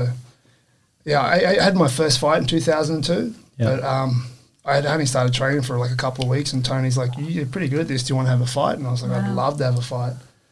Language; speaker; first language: English; native; English